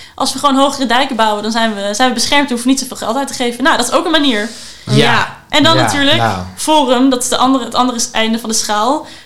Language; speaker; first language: Dutch; native; Dutch